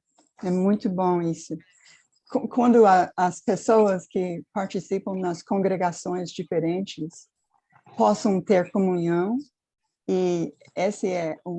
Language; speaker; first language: Portuguese; non-native, fluent; English